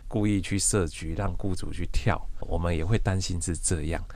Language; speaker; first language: Chinese; native; Chinese